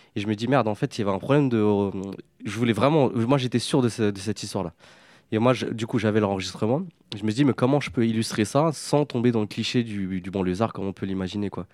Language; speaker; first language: French; native; French